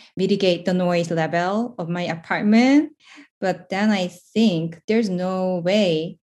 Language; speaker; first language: English; non-native, fluent; Korean